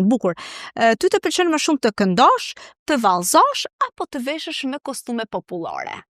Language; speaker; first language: Albanian; native; Albanian